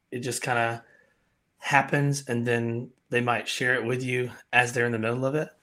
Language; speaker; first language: English; native; English